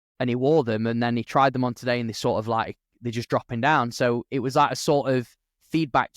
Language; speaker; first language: English; native; English